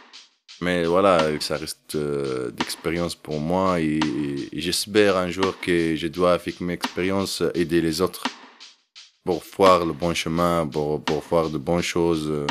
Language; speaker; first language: French; non-native, learner; Arabic